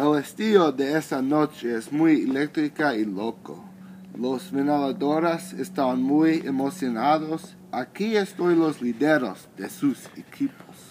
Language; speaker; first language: Spanish; non-native, learner; English